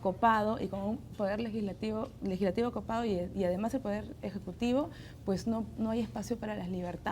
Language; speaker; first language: Spanish; native; Spanish